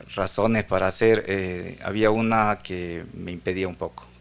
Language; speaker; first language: Spanish; native; Spanish